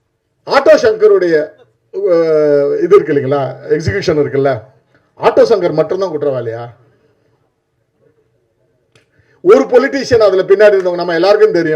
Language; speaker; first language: Tamil; native; Tamil